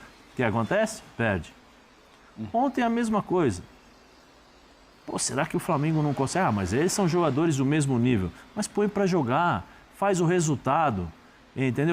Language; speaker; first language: Portuguese; native; Portuguese